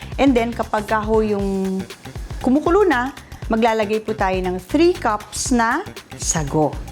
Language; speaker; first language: Filipino; non-native, local second language; Iloko